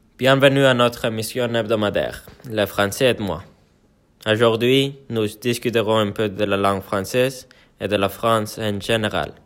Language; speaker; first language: French; non-native, learner; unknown